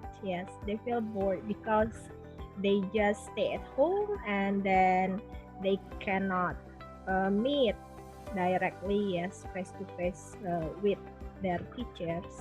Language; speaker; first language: English; non-native, local second language; Indonesian